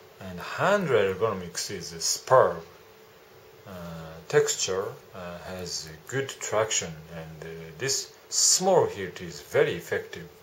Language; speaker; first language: English; non-native, learner; Japanese